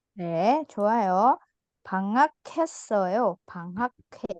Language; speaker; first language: Korean; non-native, fluent; Indonesian